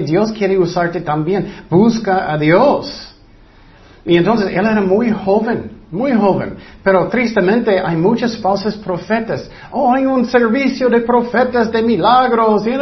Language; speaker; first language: Spanish; non-native, fluent; English